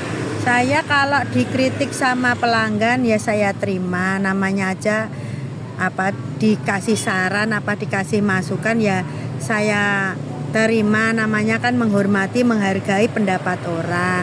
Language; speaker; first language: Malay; non-native, local second language; Javanese